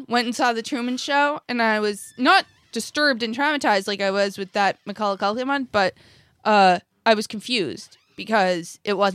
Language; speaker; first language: English; native; English